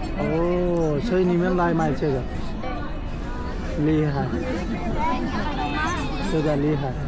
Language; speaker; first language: Chinese; non-native, fluent; Bangla